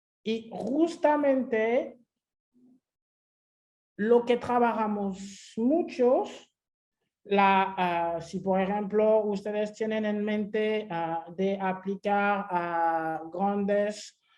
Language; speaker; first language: Spanish; non-native, fluent; French